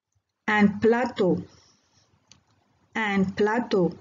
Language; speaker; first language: French; non-native, local second language; Arabic